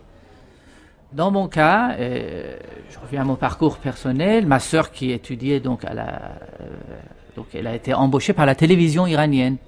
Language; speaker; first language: French; non-native, fluent; Persian